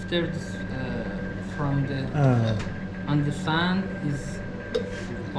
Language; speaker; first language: English; non-native, learner; Persian